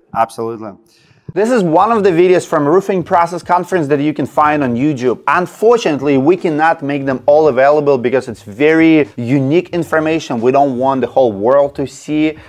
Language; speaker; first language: English; non-native, fluent; Russian